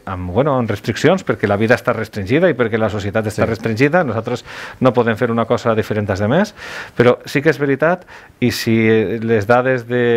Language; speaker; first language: Catalan; native; Catalan